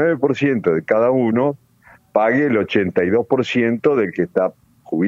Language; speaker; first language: Spanish; native; Spanish